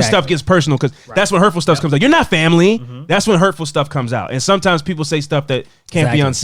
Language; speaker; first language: English; native; English